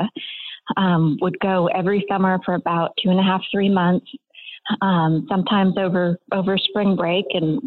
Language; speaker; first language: English; native; English